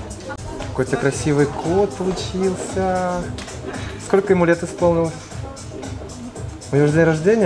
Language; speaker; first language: Russian; native; Russian